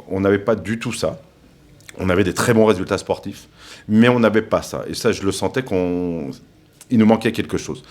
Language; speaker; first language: French; native; French